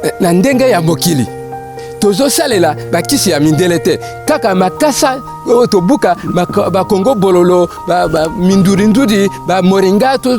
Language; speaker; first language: Lingala; native; Lingala